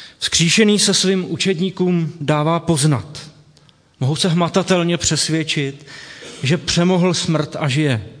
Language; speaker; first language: Czech; native; Czech